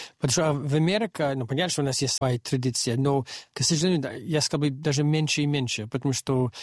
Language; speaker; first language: Russian; non-native, fluent; English